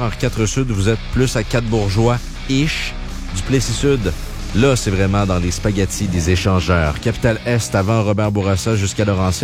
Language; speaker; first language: French; native; French